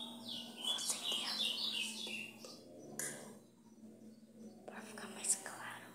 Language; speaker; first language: Portuguese; native; Portuguese